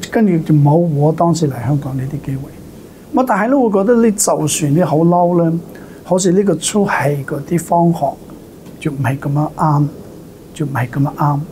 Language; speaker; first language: Cantonese; non-native, fluent; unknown